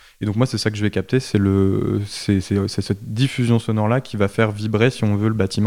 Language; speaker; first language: French; native; French